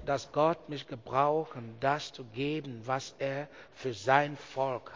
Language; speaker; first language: German; non-native, learner; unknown